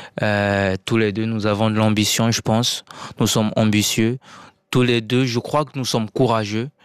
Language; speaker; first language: French; non-native, local second language; Sango